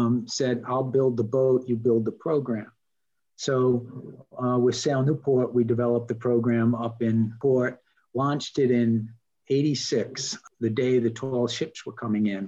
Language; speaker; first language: English; native; English